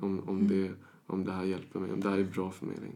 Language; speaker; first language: Swedish; early bilingual, other home language; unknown